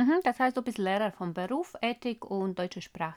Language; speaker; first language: German; non-native, fluent; Slovak